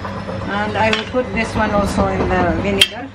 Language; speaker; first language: English; non-native, learner; Arabic